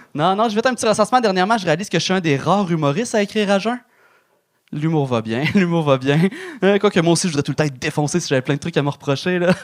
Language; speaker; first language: French; native; French